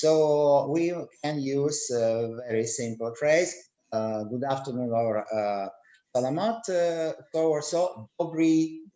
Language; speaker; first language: English; non-native, learner; Russian